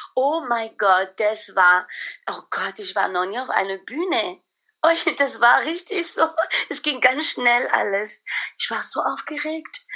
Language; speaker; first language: German; non-native, fluent; French